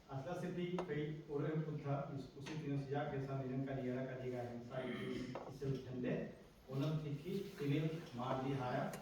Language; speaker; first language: Korean; non-native, fluent; Hindi